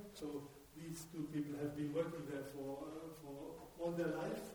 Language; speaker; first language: English; non-native, fluent; German